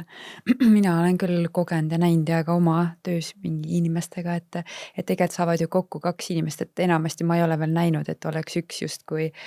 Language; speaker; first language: Estonian; native; Estonian